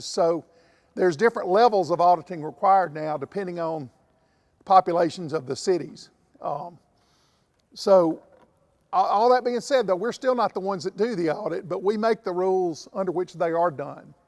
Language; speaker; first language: English; native; English